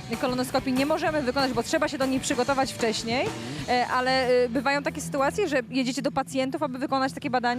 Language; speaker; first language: Polish; native; Polish